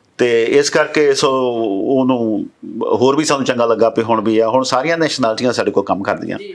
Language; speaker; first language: Punjabi; native; Punjabi